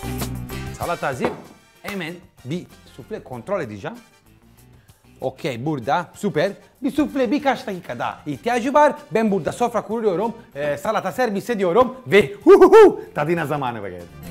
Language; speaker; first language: Turkish; non-native, fluent; Italian